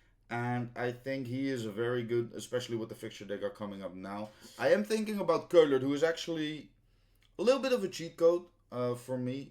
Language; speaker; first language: English; non-native, fluent; Dutch